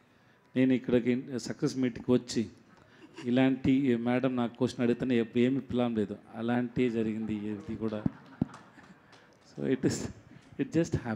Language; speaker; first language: Telugu; non-native, learner; Tamil